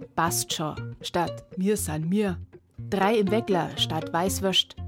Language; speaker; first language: German; native; German